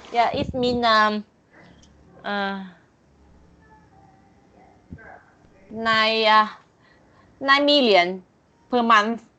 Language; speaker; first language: English; non-native, learner; Vietnamese